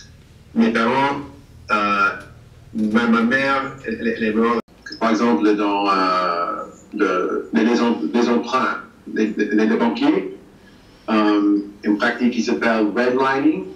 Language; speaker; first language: French; non-native, fluent; English